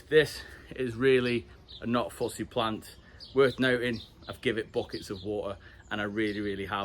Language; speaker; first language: English; native; English